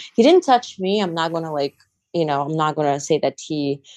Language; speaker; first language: English; non-native, fluent; Azerbaijani